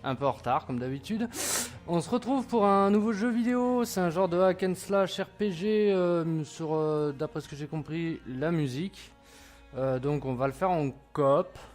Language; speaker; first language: French; native; French